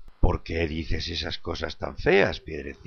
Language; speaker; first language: Spanish; native; Spanish